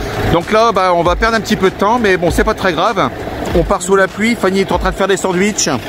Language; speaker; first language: French; native; French